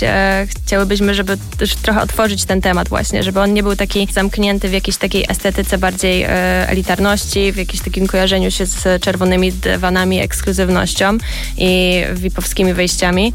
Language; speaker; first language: Polish; native; Polish